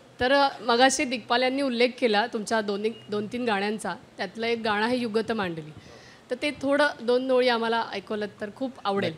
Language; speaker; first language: Marathi; native; Marathi